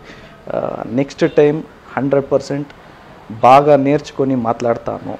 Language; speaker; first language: Telugu; non-native, learner; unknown